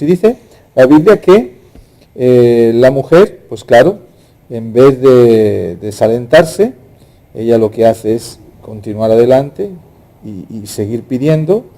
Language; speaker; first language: Spanish; native; Spanish